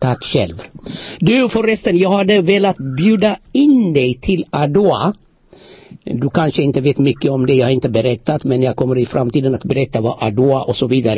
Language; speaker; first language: Swedish; non-native, fluent; Amharic